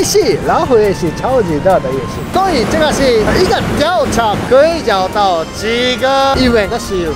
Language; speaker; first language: Chinese; non-native, fluent; Japanese